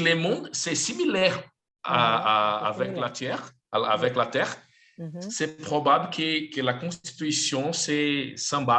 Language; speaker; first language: French; non-native, learner; Portuguese